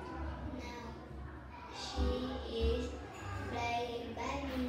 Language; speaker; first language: English; non-native, learner; Vietnamese